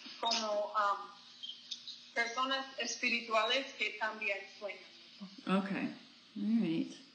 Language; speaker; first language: Spanish; non-native, learner; English